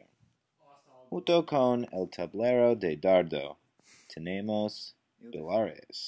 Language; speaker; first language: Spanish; non-native, learner; English